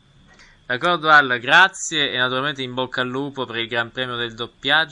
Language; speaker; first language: Italian; native; Italian